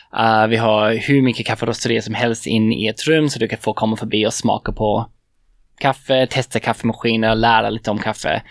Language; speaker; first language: Swedish; non-native, fluent; English